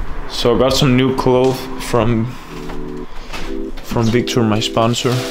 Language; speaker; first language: English; non-native, fluent; Danish